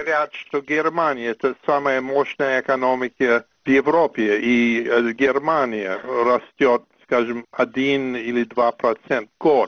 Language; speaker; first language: Russian; non-native, fluent; English